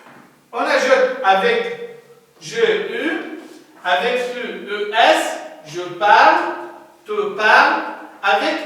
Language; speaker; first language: French; non-native, learner; Arabic